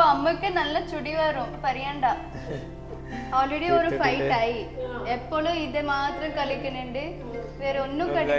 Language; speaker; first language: Malayalam; early bilingual, heritage; Malayalam